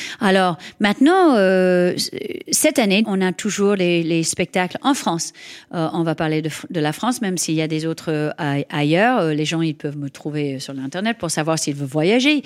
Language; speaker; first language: French; non-native, fluent; English